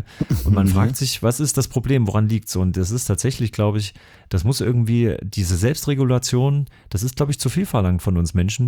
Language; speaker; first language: German; native; German